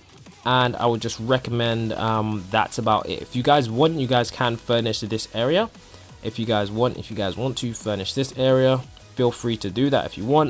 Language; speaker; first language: English; native; English